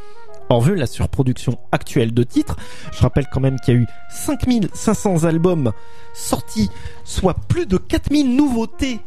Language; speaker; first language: French; native; French